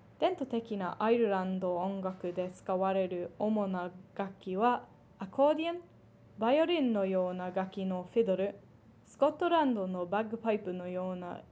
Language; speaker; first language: Japanese; non-native, fluent; English